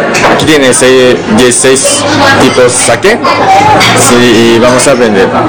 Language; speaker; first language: Spanish; non-native, learner; Japanese